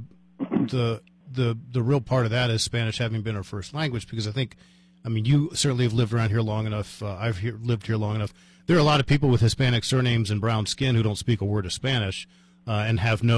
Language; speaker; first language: English; native; English